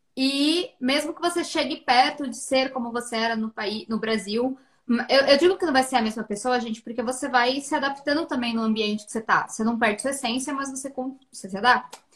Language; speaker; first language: Portuguese; native; Portuguese